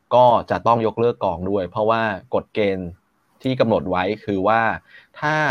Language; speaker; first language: Thai; non-native, local second language; Chinese